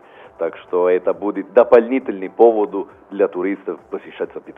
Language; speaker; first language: Russian; non-native, fluent; Italian